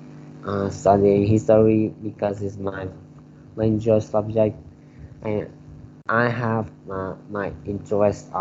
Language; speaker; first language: English; non-native, learner; Vietnamese